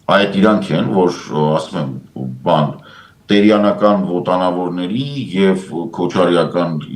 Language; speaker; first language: Armenian; native; Armenian